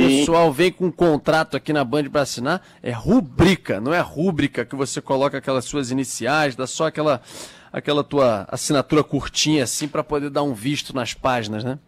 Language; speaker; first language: Portuguese; native; Portuguese